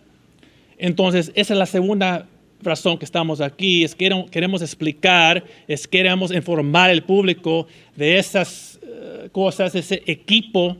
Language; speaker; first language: Spanish; early bilingual, heritage; Spanish